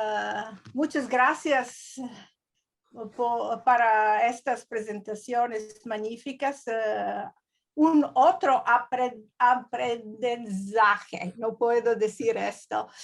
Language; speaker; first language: Spanish; non-native, learner; Croatian